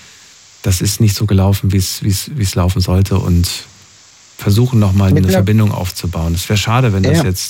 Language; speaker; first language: German; native; German